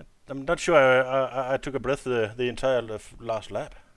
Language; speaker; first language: English; non-native, fluent; Danish